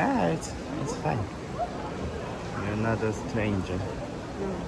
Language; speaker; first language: English; non-native, fluent; Korean